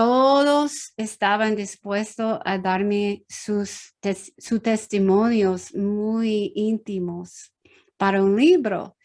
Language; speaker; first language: Spanish; non-native, learner; English